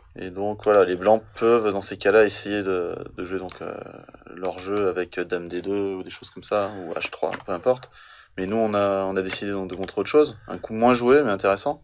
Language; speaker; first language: French; native; French